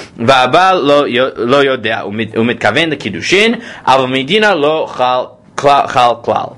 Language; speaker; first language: Hebrew; non-native, fluent; English